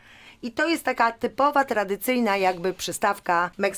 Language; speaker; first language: Polish; native; Polish